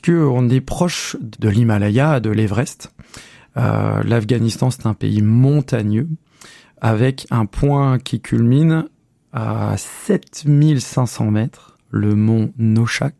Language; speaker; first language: French; native; French